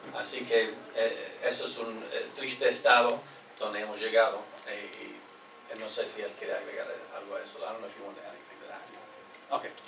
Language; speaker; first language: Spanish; non-native, fluent; English